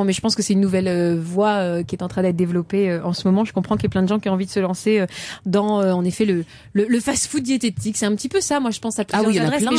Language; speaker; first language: French; native; French